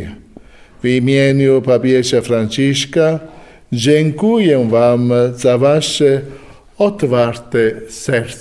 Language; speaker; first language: Polish; non-native, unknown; Italian